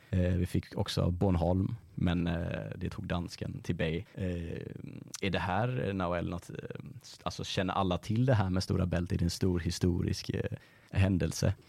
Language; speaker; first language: Swedish; native; Swedish